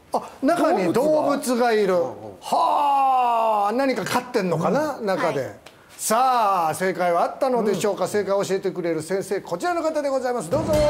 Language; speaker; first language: Japanese; native; Japanese